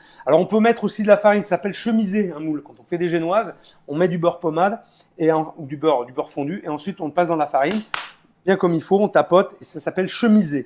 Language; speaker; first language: French; native; French